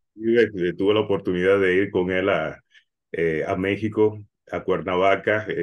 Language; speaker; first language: Spanish; native; Spanish